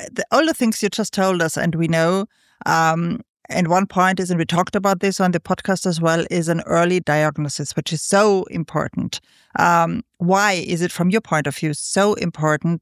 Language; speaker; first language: English; non-native, fluent; German